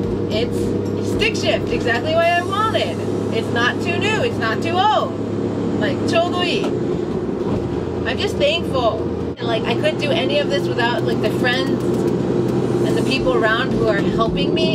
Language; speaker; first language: English; native; English